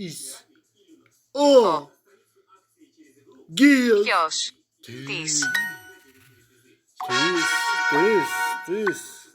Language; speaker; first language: Greek; non-native, learner; Ukrainian